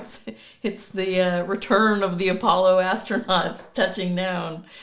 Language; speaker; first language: English; native; English